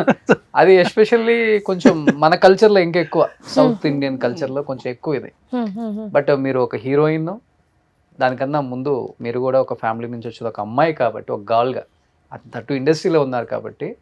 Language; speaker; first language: Telugu; native; Telugu